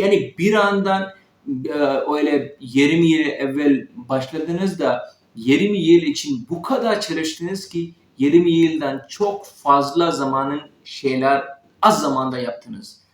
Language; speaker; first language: Turkish; non-native, learner; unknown